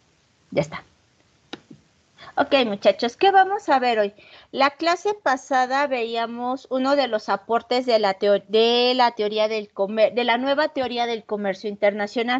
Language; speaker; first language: Spanish; native; Spanish